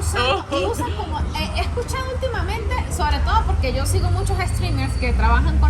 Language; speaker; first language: Spanish; native; Spanish